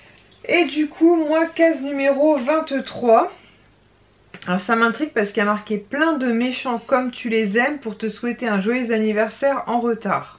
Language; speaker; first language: French; native; French